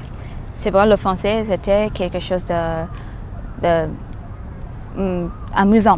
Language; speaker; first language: French; non-native, learner; Thai